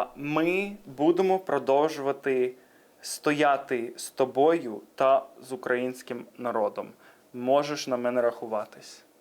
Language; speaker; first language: Ukrainian; non-native, fluent; English